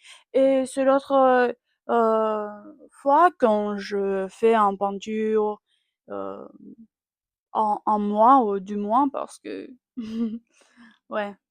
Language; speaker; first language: French; non-native, learner; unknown